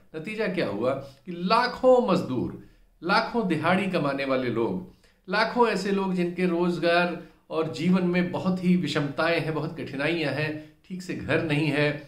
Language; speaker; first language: Hindi; native; Hindi